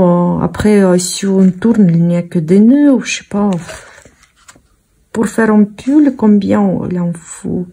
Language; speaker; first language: French; non-native, fluent; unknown